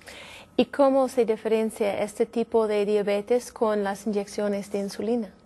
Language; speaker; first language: Spanish; non-native, fluent; English